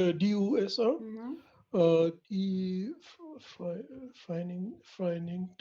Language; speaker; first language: German; non-native, learner; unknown